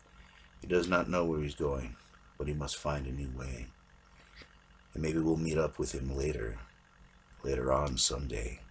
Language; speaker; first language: English; native; English